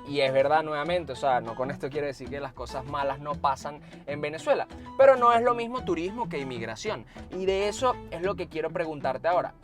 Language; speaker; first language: Spanish; native; Spanish